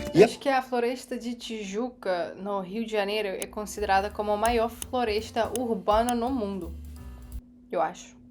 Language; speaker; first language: Portuguese; non-native, fluent; Russian